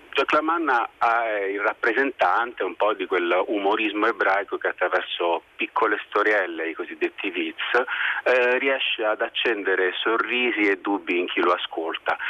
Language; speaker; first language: Italian; native; Italian